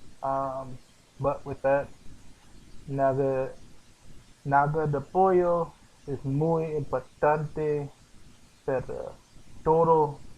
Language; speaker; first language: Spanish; non-native, learner; English